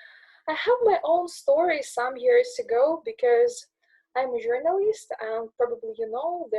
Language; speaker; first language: English; non-native, learner; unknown